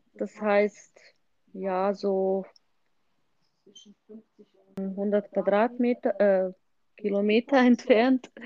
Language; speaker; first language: German; non-native, fluent; Croatian